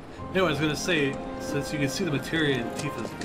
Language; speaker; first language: English; native; English